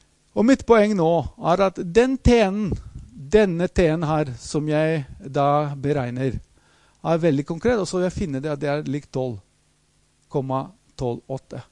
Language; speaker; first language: Norwegian; non-native, fluent; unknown